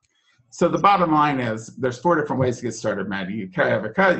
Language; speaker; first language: English; native; English